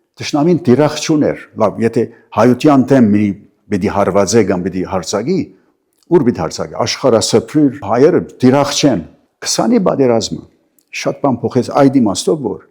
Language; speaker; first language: Armenian; early bilingual, heritage; Armenian